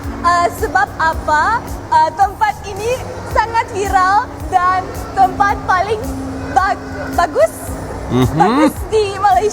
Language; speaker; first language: Indonesian; non-native, learner; English